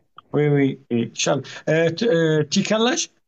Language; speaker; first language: French; non-native, learner; Arabic